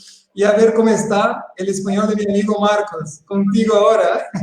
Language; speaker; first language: Spanish; non-native, fluent; Portuguese